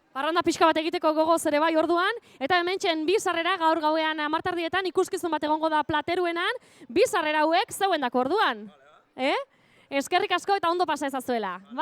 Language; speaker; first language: Basque; native; Basque